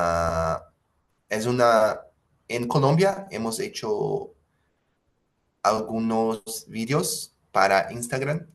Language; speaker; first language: Spanish; non-native, fluent; Portuguese